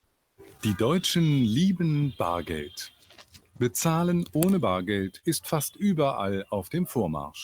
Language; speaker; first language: German; non-native, learner; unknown